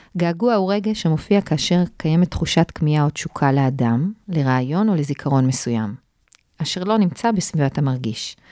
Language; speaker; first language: Hebrew; native; Hebrew